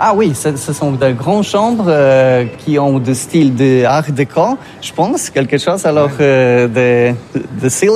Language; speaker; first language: French; non-native, learner; Polish